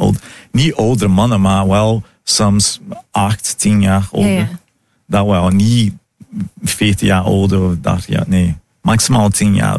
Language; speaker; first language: Dutch; non-native, fluent; Portuguese